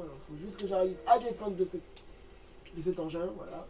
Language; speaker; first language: French; native; French